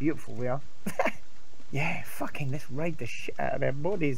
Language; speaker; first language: English; native; English